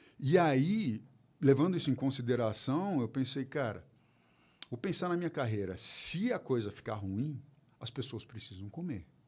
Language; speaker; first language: Portuguese; early bilingual, other home language; German